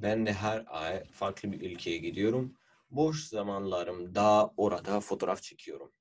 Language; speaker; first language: Turkish; non-native, fluent; Urdu